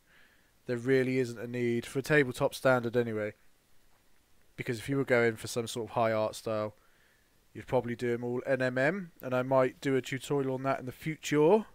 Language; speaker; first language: English; native; English